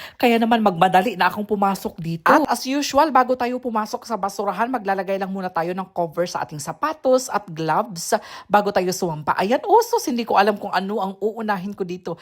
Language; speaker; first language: Filipino; native; Filipino